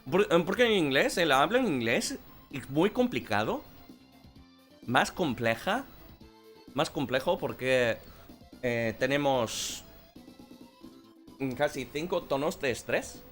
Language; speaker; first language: Spanish; non-native, fluent; English